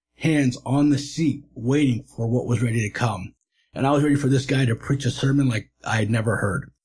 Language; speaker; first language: English; native; English